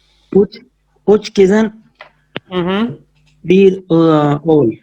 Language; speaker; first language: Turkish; non-native, learner; Urdu